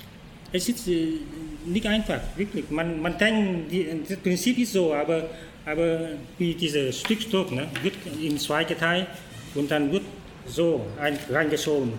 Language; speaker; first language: German; non-native, learner; Vietnamese